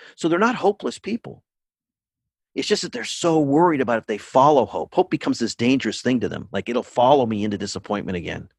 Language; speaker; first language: English; native; English